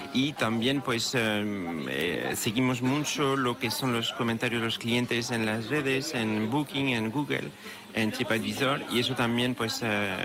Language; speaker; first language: Spanish; non-native, fluent; French